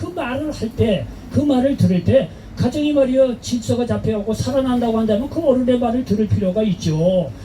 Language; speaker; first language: Korean; native; Korean